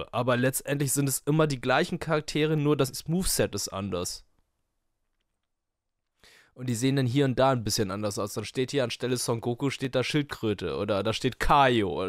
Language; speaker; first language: German; native; German